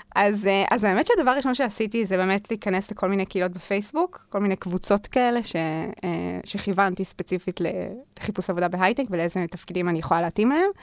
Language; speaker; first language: Hebrew; native; Hebrew